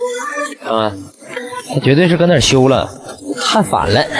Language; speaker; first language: Chinese; native; Chinese